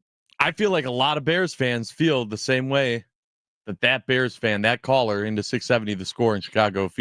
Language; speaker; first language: English; native; English